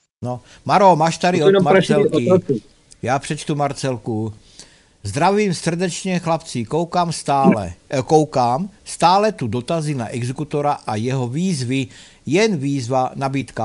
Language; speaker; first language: Czech; native; Czech